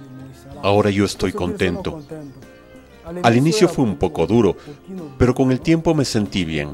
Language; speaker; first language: Spanish; non-native, fluent; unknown